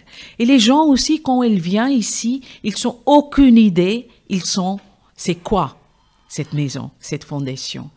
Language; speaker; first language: French; non-native, fluent; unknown